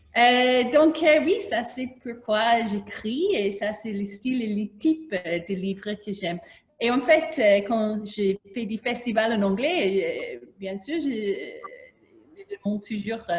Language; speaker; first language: French; non-native, learner; English